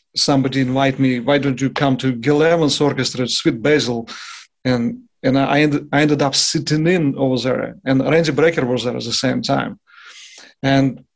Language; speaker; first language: English; non-native, fluent; Russian